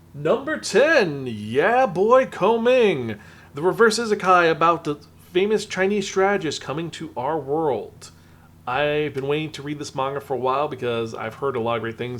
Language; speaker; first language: English; native; English